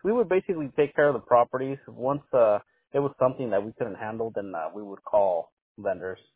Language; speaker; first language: English; early bilingual, other home language; Spanish